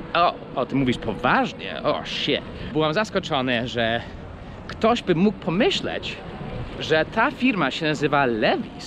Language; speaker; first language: Polish; early bilingual, heritage; English